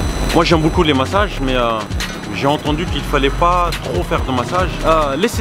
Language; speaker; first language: French; native; French